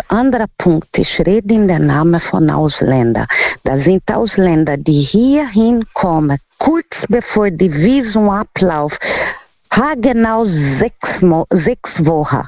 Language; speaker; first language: German; non-native, learner; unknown